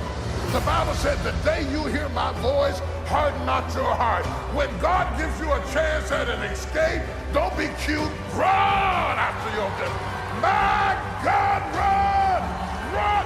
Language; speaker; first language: English; native; English